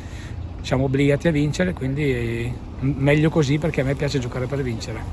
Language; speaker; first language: Italian; native; Italian